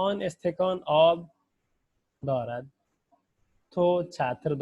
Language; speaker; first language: Persian; non-native, fluent; Urdu